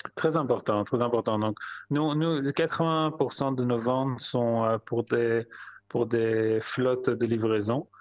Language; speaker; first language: French; native; French